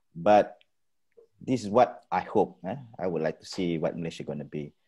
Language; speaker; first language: English; non-native, local second language; Malay